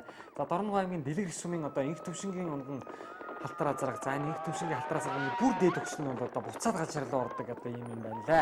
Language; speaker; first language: Mongolian; native; Mongolian